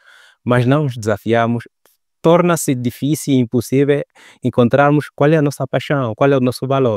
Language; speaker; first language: Portuguese; native; Portuguese